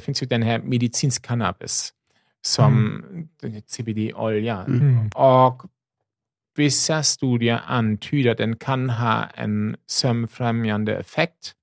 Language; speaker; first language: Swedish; non-native, fluent; German